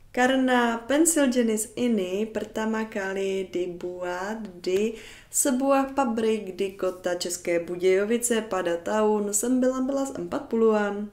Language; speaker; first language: Indonesian; non-native, fluent; Czech